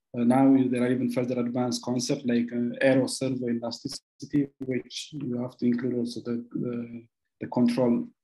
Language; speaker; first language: English; non-native, local second language; Amharic